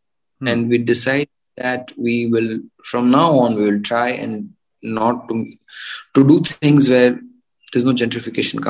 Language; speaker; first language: English; non-native, local second language; Gujarati